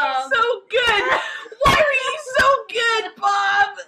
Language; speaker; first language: English; native; English